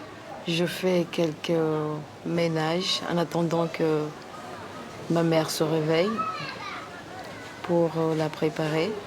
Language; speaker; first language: French; non-native, local second language; Comorian